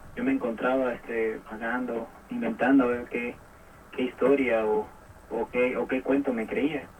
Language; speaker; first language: Spanish; native; Spanish